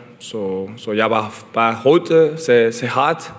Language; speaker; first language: German; non-native, learner; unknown